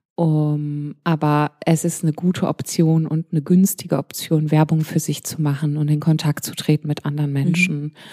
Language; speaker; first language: German; early bilingual, heritage; German